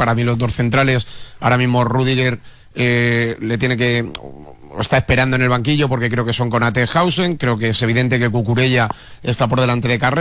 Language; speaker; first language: Spanish; native; Spanish